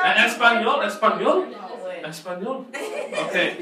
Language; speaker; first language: Spanish; non-native, fluent; English